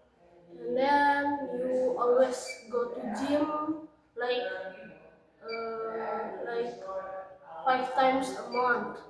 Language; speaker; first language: English; non-native, learner; Indonesian